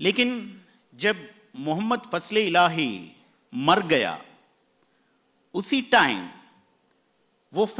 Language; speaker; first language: Hindi; non-native, fluent; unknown